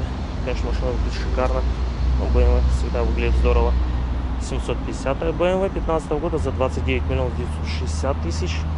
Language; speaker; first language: Russian; native; Russian